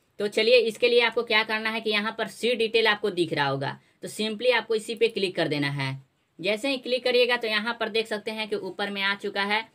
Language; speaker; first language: Hindi; native; Hindi